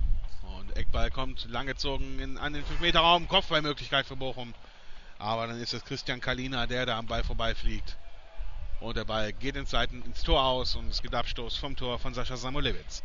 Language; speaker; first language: German; native; German